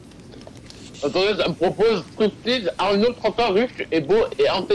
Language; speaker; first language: French; native; French